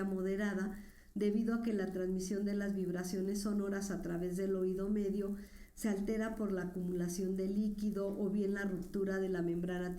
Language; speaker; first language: Spanish; native; Spanish